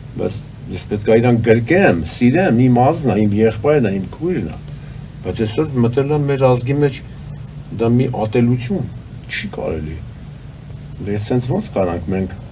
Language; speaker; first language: Armenian; native; Armenian